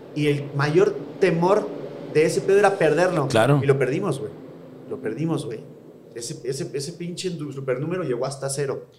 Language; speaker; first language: Spanish; native; Spanish